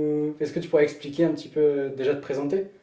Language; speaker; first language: French; native; French